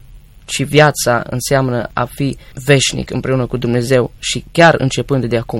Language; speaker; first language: Romanian; native; Romanian